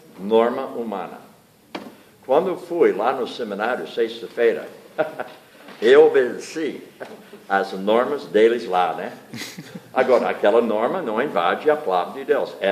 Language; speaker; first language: Portuguese; non-native, fluent; English